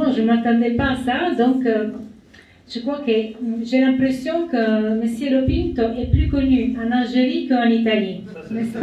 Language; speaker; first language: French; non-native, fluent; Italian